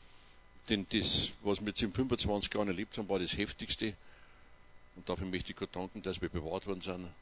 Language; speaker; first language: German; native; German